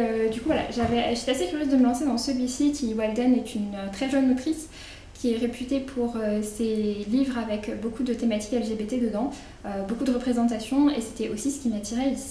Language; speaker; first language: French; native; French